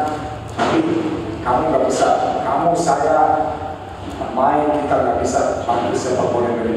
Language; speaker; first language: Indonesian; non-native, fluent; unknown